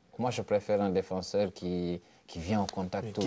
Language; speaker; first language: French; non-native, local second language; Wolof